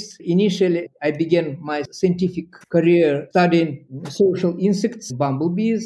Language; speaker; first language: English; non-native, fluent; Russian